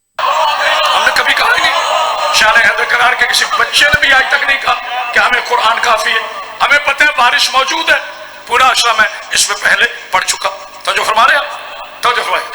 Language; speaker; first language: Urdu; non-native, local second language; Punjabi